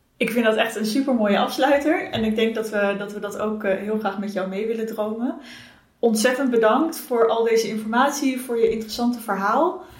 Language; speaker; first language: Dutch; native; Dutch